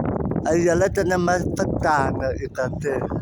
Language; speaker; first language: Dutch; non-native, learner; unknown